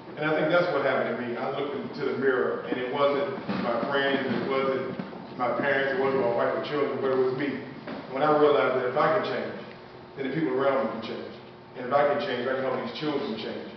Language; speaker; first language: English; native; English